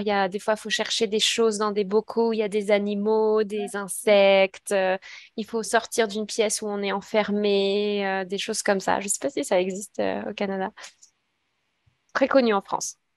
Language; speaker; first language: French; native; French